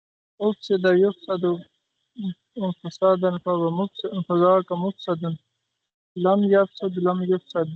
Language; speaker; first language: Arabic; non-native, learner; Urdu